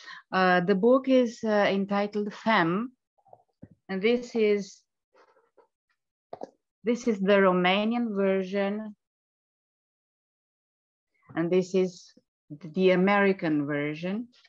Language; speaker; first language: English; non-native, fluent; Romanian